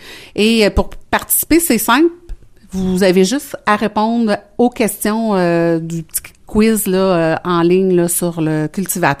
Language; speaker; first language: French; native; French